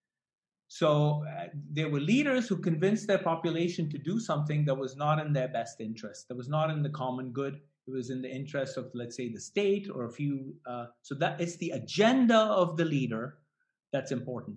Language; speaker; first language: English; non-native, local second language; Hindi